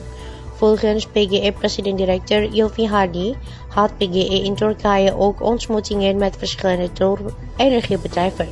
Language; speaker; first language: Dutch; non-native, fluent; Indonesian